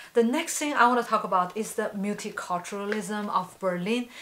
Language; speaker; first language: English; non-native, fluent; Chinese